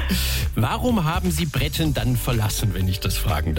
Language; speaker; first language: German; native; German